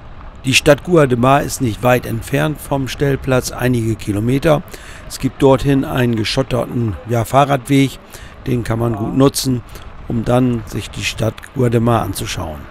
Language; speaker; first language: German; native; German